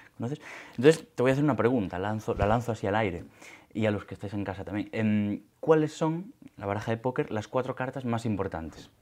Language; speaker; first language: Spanish; native; Spanish